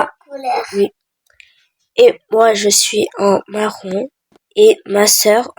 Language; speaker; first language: French; native; French